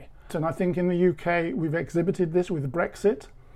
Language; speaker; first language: English; native; English